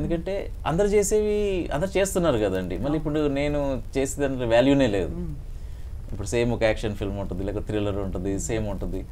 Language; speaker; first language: Telugu; native; Telugu